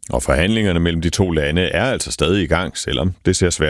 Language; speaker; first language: Danish; native; Danish